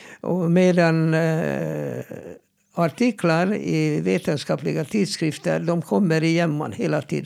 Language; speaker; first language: Swedish; non-native, fluent; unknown